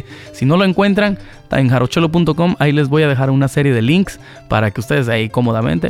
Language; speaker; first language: Spanish; native; Spanish